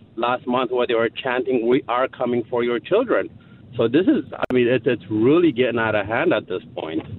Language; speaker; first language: English; non-native, fluent; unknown